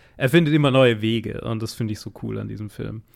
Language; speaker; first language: German; native; German